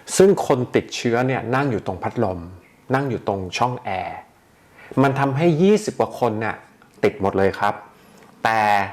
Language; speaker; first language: Thai; native; Thai